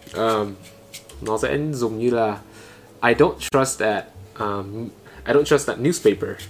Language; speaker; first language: English; non-native, fluent; Vietnamese